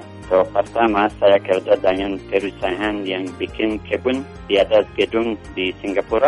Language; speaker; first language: Indonesian; non-native, learner; English